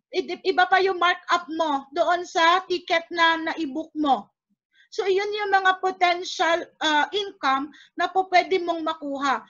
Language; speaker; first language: Filipino; native; Filipino